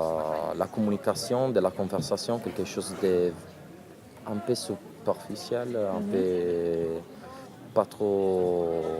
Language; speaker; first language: French; non-native, fluent; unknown